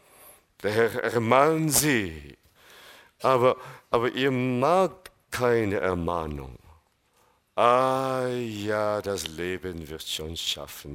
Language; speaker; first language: German; non-native, fluent; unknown